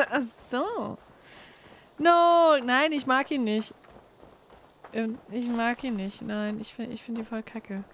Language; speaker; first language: German; native; German